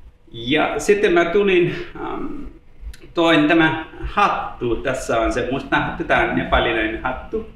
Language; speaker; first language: Finnish; non-native, learner; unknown